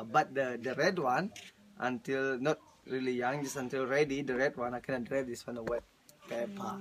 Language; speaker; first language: English; non-native, learner; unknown